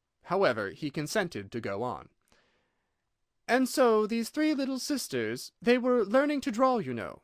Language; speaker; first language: English; native; English